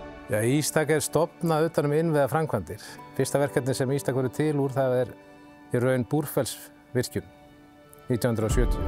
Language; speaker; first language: Icelandic; native; Icelandic